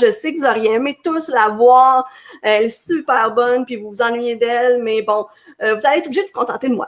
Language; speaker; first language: French; native; French